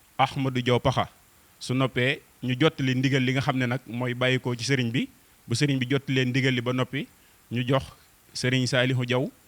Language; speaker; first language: Wolof; native; Wolof